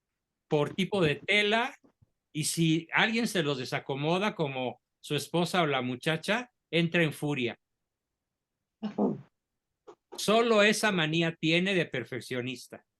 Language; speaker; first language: Spanish; native; Spanish